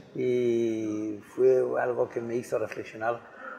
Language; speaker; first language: Spanish; native; Spanish